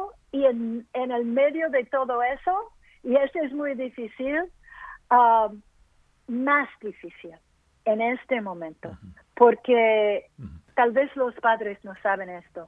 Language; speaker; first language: Spanish; early bilingual, heritage; English